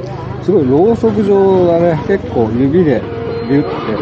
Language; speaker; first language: Japanese; native; Japanese